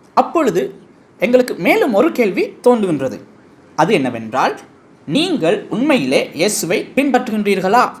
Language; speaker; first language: Tamil; non-native, fluent; English